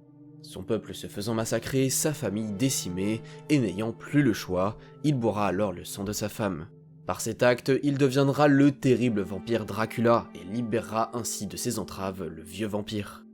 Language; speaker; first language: French; native; French